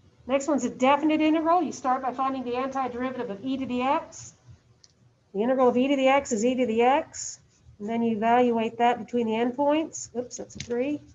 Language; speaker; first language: English; native; English